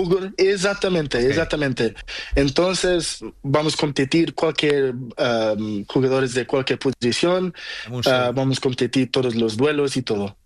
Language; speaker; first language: Spanish; non-native, learner; Portuguese